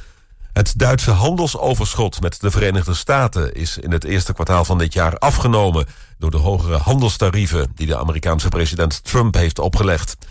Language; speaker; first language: Dutch; native; Dutch